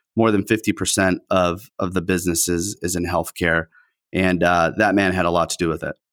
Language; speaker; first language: English; early bilingual, other home language; Spanish